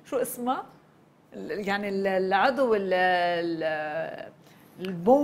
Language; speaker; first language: Arabic; native; Arabic